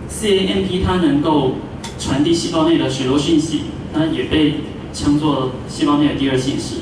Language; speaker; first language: Chinese; native; Chinese